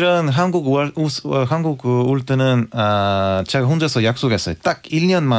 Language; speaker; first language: Korean; non-native, fluent; Bulgarian